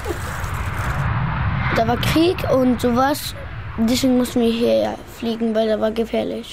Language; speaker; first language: German; early bilingual, other home language; Pashto